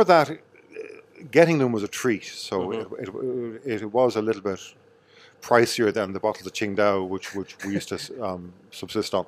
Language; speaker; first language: English; native; English